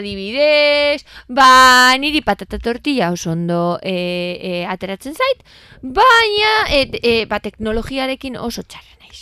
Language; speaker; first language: Basque; native; Basque